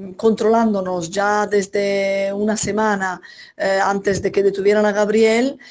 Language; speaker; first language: Spanish; non-native, fluent; Italian